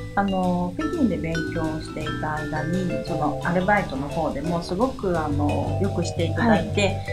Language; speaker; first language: Japanese; native; Japanese